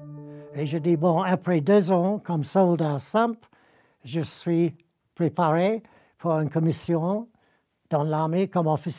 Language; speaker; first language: French; non-native, fluent; English